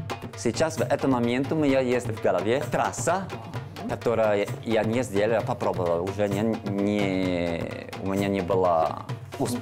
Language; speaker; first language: Russian; non-native, learner; Italian